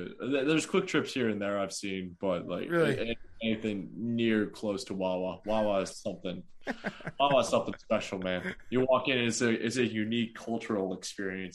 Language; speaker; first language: English; native; English